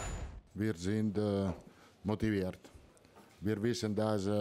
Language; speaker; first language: German; non-native, fluent; Italian